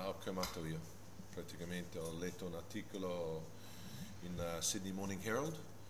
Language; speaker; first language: Italian; non-native, fluent; English